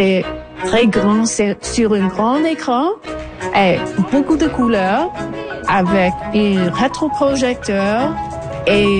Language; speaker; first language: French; non-native, fluent; English